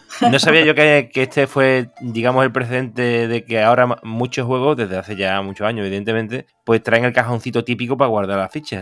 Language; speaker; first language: Spanish; native; Spanish